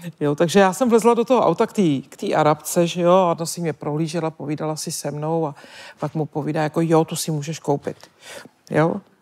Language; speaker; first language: Czech; native; Czech